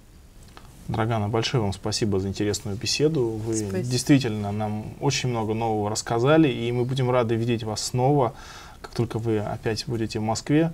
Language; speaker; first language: Russian; native; Russian